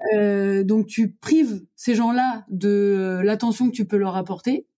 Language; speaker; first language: French; native; French